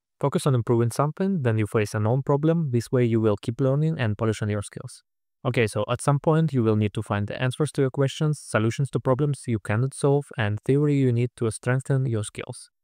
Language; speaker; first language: English; non-native, fluent; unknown